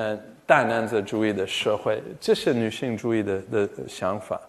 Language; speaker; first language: Chinese; non-native, fluent; English